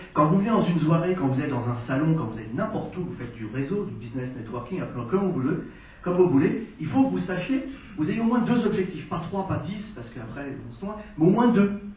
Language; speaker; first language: French; native; French